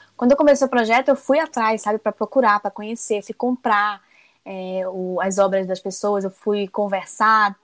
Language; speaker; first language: Portuguese; native; Portuguese